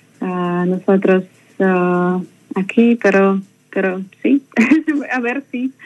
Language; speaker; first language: Spanish; non-native, learner; Russian